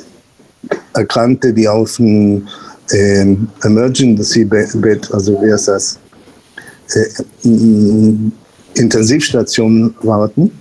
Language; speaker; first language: German; non-native, fluent; Spanish